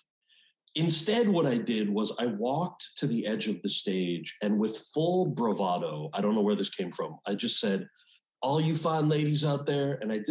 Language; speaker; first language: English; native; English